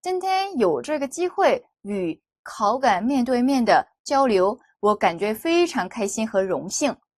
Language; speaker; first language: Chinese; non-native, fluent; Korean